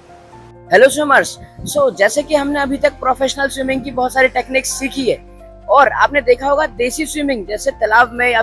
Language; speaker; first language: Hindi; native; Hindi